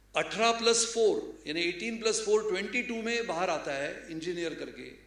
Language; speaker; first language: Hindi; non-native, local second language; Marathi